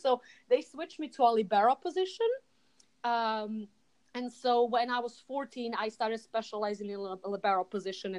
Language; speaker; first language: English; non-native, fluent; Serbian